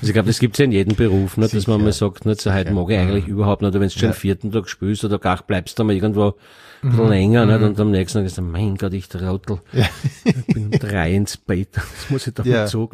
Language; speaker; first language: German; native; German